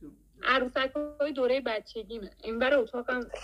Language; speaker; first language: Persian; native; Persian